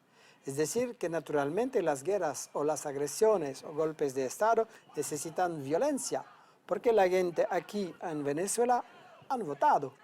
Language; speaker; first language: Spanish; non-native, fluent; French